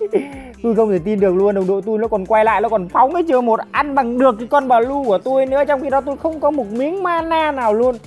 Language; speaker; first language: Vietnamese; native; Vietnamese